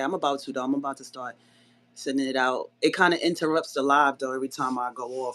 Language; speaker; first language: English; native; English